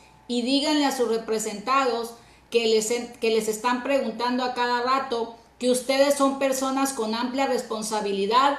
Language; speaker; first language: Spanish; native; Spanish